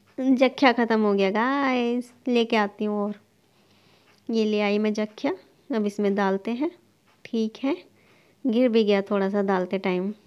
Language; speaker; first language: Hindi; native; Hindi